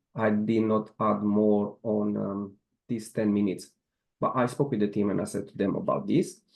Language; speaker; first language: English; non-native, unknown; Romanian